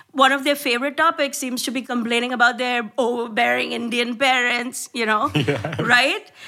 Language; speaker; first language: English; non-native, local second language; Gujarati